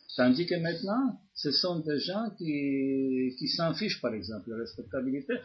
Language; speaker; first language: French; non-native, fluent; Georgian